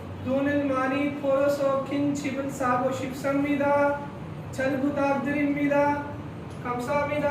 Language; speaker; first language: Korean; non-native, learner; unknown